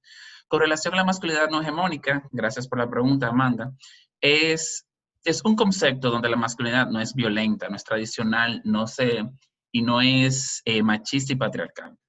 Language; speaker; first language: Spanish; native; Spanish